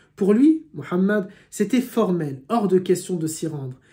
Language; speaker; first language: French; native; French